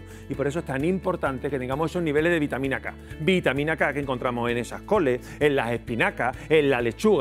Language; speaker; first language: Spanish; native; Spanish